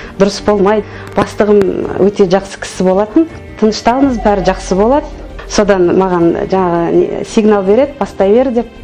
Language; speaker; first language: Kazakh; non-native, local second language; Russian